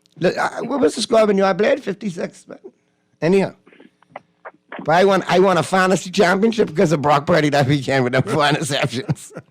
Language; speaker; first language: English; native; English